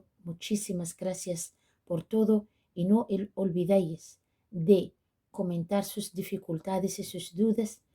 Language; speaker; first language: Spanish; non-native, fluent; Arabic